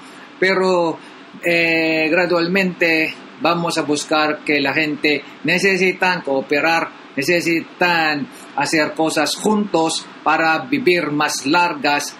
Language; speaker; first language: Spanish; non-native, learner; Filipino